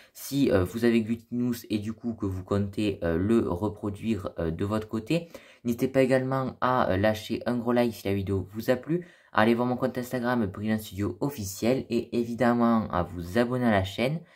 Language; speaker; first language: French; native; French